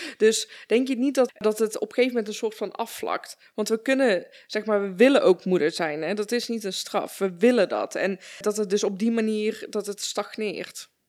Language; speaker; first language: Dutch; early bilingual, other home language; Persian